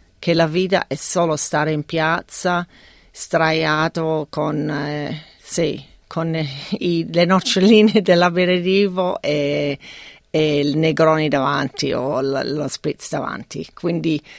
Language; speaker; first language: Italian; non-native, fluent; English